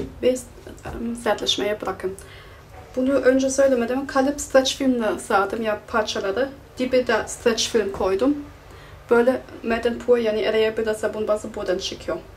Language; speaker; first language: Turkish; non-native, fluent; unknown